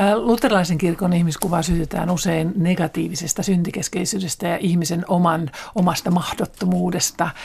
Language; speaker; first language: Finnish; native; Finnish